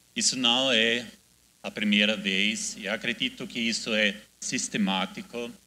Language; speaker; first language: Portuguese; non-native, fluent; German